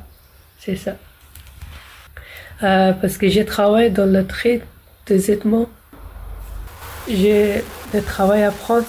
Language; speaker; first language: French; non-native, learner; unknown